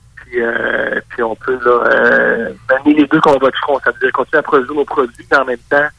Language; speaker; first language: French; native; French